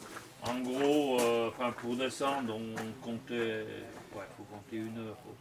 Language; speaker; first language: French; native; French